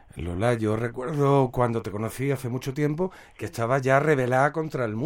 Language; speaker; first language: Spanish; native; Spanish